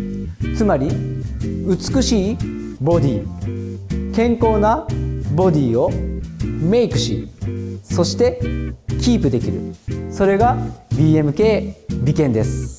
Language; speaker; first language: Japanese; native; Japanese